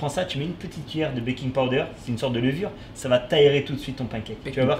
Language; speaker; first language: French; native; French